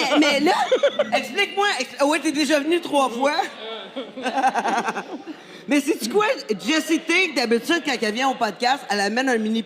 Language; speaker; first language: French; native; French